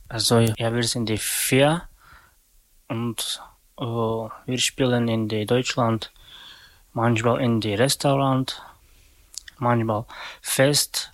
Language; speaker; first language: German; non-native, learner; Slovak